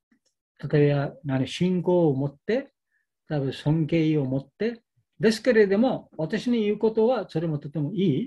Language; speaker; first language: Japanese; non-native, learner; Bangla